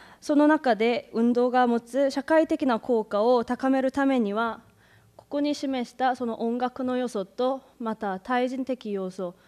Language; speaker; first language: Japanese; non-native, fluent; Korean